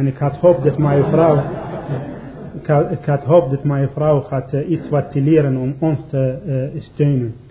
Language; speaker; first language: Dutch; non-native, learner; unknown